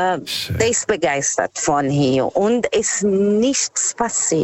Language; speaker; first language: German; non-native, learner; Portuguese